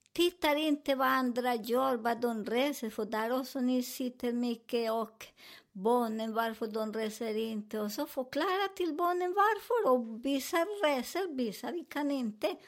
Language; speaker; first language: Swedish; non-native, learner; Spanish